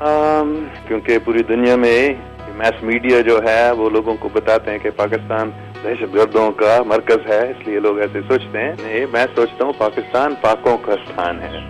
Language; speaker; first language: Hindi; non-native, local second language; English